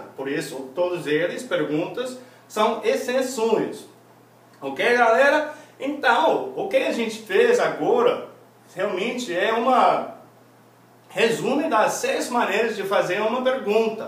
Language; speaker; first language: Portuguese; non-native, fluent; English